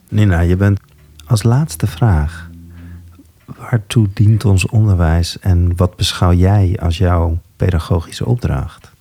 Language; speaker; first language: Dutch; native; Dutch